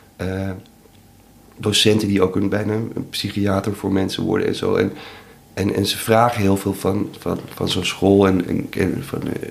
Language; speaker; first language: Dutch; native; Dutch